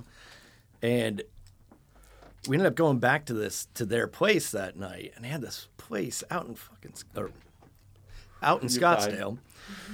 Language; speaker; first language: English; native; English